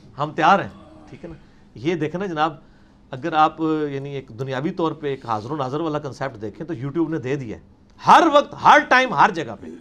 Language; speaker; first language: Urdu; non-native, local second language; Punjabi